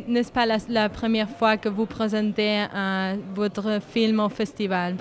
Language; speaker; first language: French; non-native, learner; Spanish